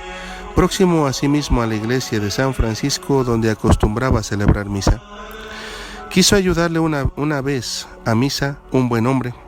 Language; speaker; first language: Spanish; native; Spanish